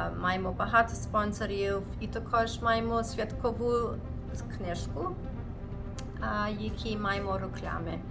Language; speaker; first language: Ukrainian; early bilingual, heritage; Ukrainian